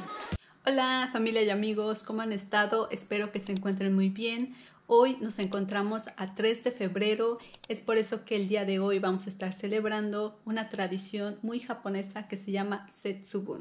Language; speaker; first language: Spanish; native; Spanish